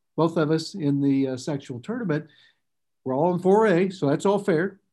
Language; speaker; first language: English; native; English